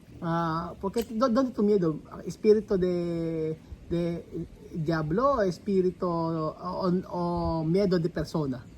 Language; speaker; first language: Spanish; non-native, learner; Filipino